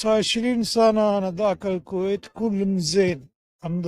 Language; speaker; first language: Arabic; non-native, learner; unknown